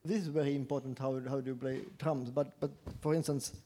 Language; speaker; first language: English; non-native, fluent; Estonian